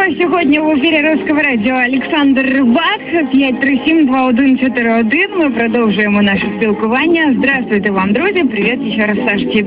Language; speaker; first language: Russian; native; Russian